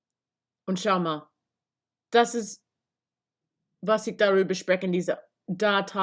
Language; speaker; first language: German; non-native, learner; English